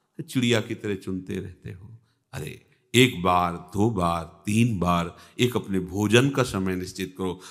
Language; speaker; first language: Hindi; native; Hindi